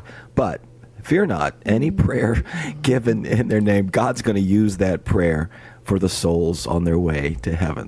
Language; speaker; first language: English; native; English